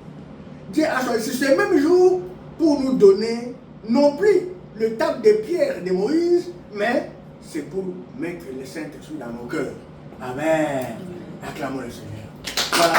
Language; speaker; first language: French; non-native, local second language; Lingala